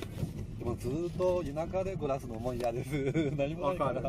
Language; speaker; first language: Japanese; non-native, fluent; Chinese